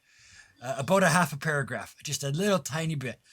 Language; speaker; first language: English; native; English